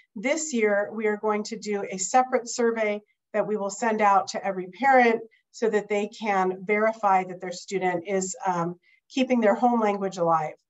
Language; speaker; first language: English; native; English